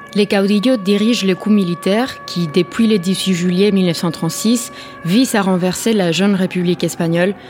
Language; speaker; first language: French; non-native, fluent; Spanish